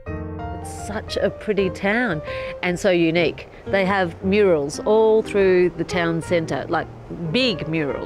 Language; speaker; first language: English; native; English